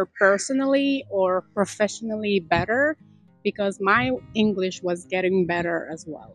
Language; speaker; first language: English; non-native, fluent; Lithuanian